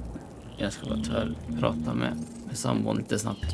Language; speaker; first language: Swedish; native; Swedish